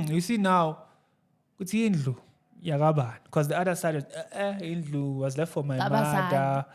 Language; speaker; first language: English; non-native, local second language; Zulu